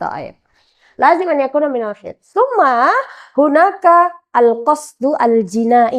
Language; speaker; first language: Arabic; non-native, fluent; Indonesian